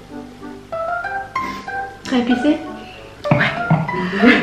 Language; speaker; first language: French; non-native, fluent; Chinese